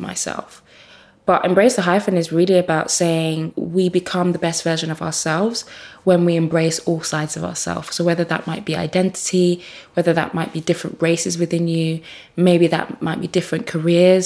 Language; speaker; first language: English; native; English